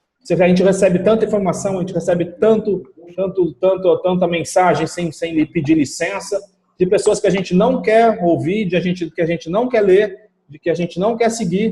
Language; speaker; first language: Portuguese; native; Portuguese